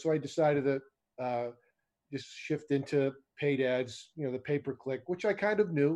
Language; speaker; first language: English; native; English